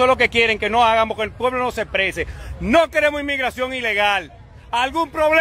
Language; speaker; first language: Spanish; native; Spanish